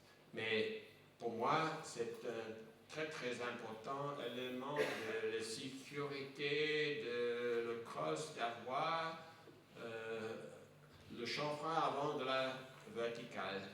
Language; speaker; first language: French; non-native, fluent; English